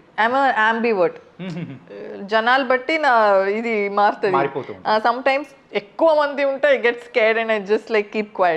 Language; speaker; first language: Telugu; non-native, fluent; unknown